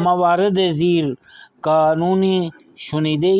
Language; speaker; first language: Persian; non-native, fluent; Urdu